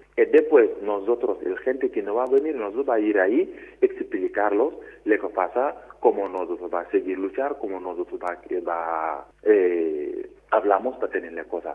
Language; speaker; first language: Spanish; non-native, learner; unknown